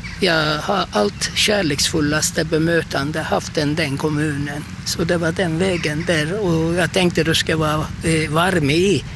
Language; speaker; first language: Swedish; non-native, fluent; Turkish